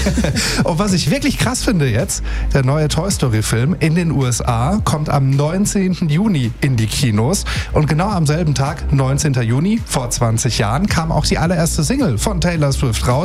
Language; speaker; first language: German; native; German